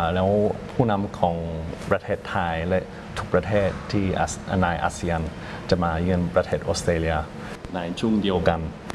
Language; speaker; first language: Thai; non-native, fluent; English